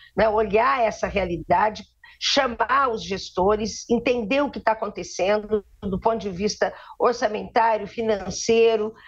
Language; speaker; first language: Portuguese; native; Portuguese